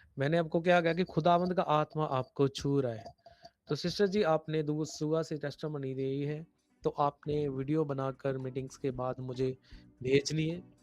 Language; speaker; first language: Hindi; non-native, local second language; Punjabi